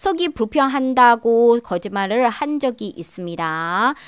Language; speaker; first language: Korean; non-native, fluent; Chinese